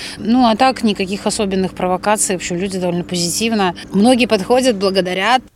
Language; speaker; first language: Russian; native; Russian